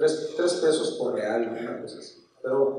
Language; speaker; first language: Spanish; native; Spanish